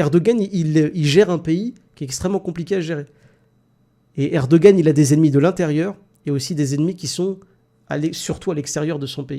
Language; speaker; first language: French; native; French